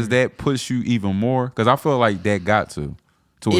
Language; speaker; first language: English; native; English